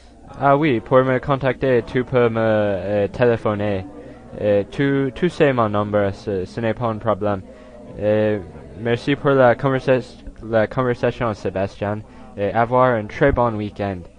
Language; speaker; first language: French; non-native, learner; English